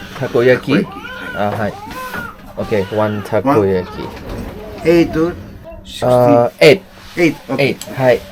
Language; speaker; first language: Japanese; non-native, learner; Thai